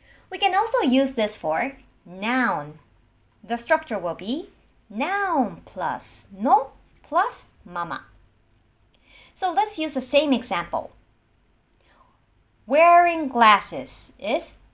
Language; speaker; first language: English; non-native, fluent; Japanese